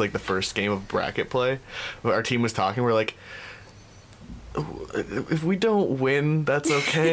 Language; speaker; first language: English; native; English